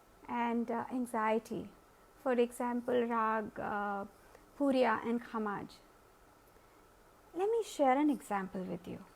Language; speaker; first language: English; non-native, local second language; Hindi